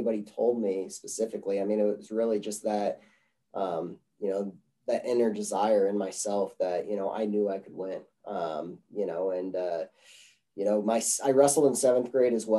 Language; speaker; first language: English; native; English